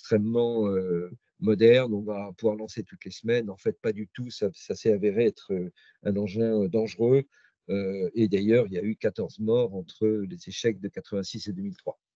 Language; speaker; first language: French; native; French